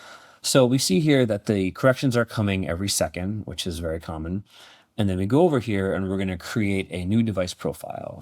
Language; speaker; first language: English; native; English